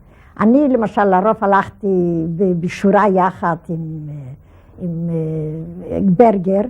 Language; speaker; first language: Hebrew; non-native, fluent; Polish